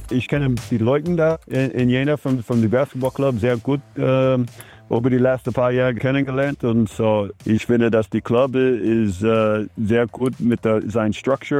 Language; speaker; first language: German; non-native, fluent; English